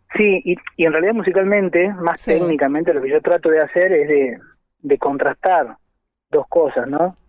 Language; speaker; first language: Spanish; native; Spanish